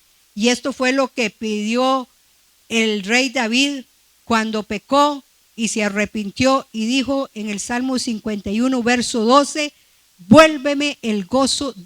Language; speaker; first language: Spanish; native; Spanish